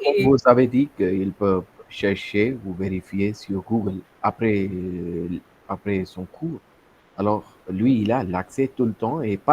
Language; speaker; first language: French; non-native, learner; Hindi